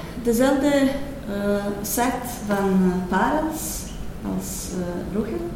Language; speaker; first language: Dutch; non-native, fluent; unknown